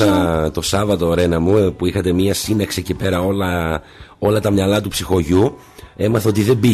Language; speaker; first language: Greek; native; Greek